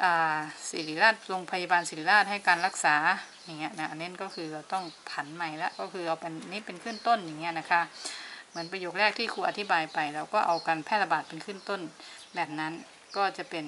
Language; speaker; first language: Thai; native; Thai